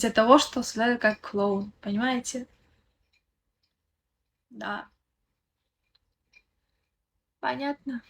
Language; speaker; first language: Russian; non-native, fluent; Uzbek